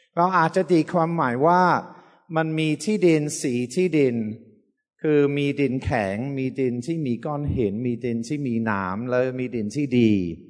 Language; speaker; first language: Thai; non-native, fluent; English